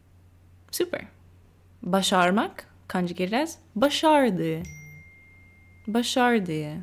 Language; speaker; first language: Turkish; non-native, learner; English